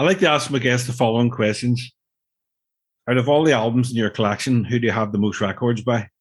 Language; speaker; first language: English; native; English